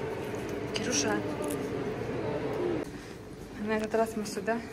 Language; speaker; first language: Russian; native; Russian